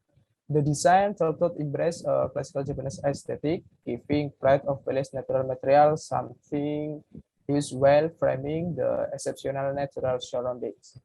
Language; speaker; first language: English; non-native, learner; Indonesian